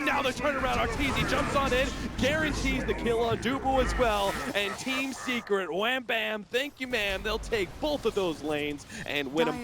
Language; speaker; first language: English; native; English